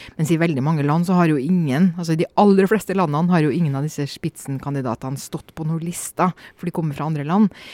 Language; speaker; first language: Norwegian; native; Norwegian